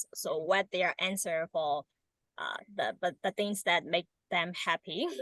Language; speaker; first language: English; non-native, learner; Burmese